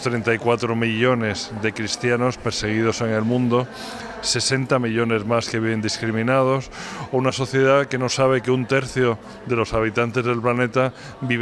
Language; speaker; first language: Spanish; native; Spanish